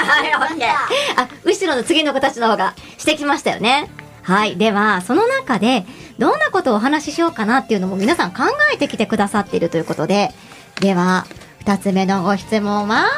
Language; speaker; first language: Japanese; native; Japanese